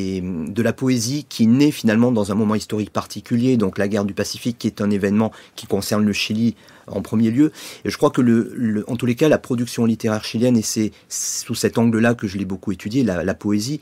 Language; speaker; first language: French; native; French